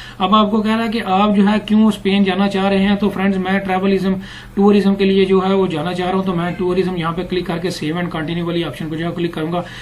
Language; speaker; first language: Urdu; non-native, local second language; Punjabi